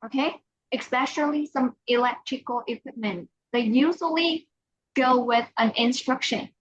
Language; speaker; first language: English; non-native, fluent; Vietnamese